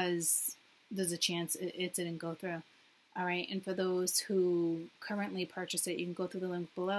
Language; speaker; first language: English; native; English